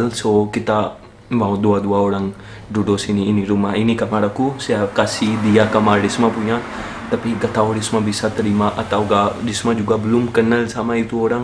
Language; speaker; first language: Indonesian; non-native, learner; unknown